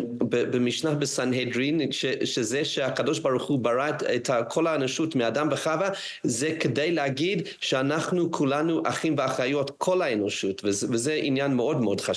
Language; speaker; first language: Hebrew; non-native, fluent; English